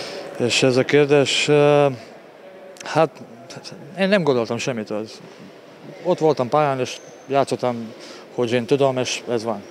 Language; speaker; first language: Hungarian; non-native, learner; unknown